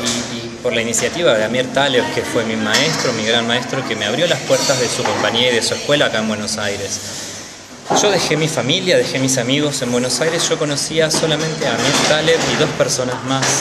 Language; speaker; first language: Spanish; native; Spanish